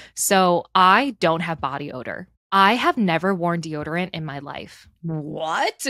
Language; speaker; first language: English; native; English